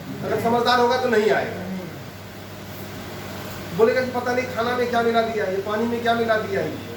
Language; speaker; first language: Hindi; native; Hindi